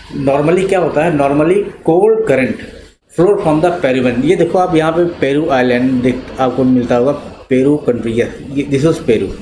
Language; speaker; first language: Hindi; native; Hindi